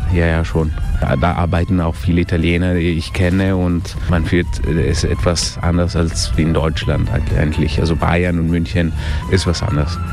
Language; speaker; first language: German; early bilingual, heritage; Italian